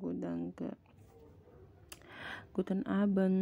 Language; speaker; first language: German; non-native, learner; Indonesian